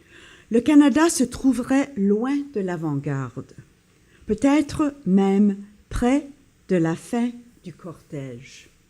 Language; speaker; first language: French; non-native, local second language; English